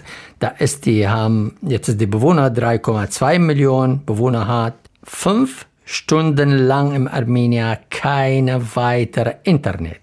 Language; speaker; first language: German; non-native, learner; Arabic